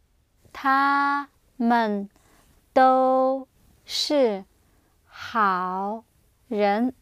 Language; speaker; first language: Chinese; non-native, learner; English